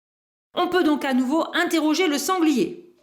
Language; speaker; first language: French; native; French